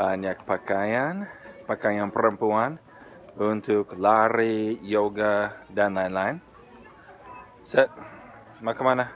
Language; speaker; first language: Indonesian; non-native, fluent; English